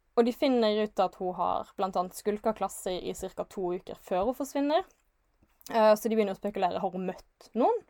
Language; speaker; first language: Norwegian; native; Norwegian